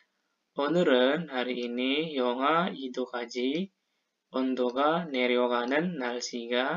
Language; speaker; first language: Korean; non-native, fluent; Indonesian